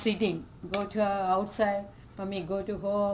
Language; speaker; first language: English; non-native, learner; Tamil